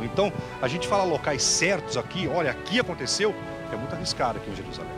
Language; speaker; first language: Portuguese; native; Portuguese